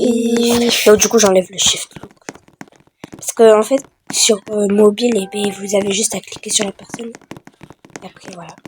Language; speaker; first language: French; native; French